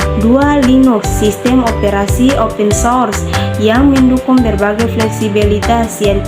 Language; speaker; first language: Indonesian; native; Indonesian